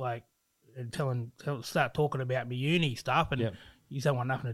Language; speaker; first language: English; native; English